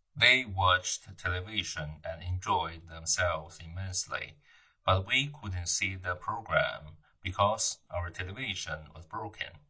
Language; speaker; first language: English; non-native, fluent; Chinese